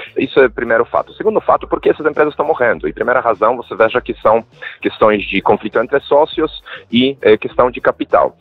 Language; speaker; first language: Portuguese; non-native, fluent; Polish